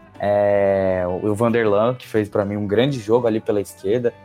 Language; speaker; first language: Portuguese; native; Portuguese